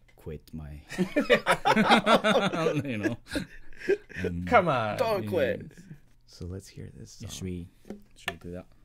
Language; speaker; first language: English; non-native, fluent; Japanese